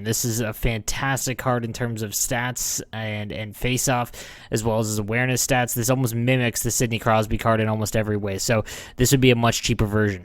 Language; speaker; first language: English; native; English